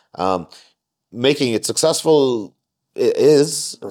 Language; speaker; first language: English; non-native, fluent; Arabic